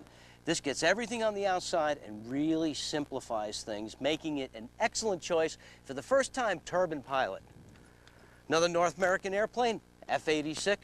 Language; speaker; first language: English; native; English